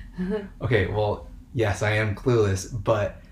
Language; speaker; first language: English; native; English